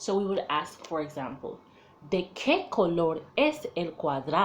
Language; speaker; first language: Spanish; non-native, fluent; English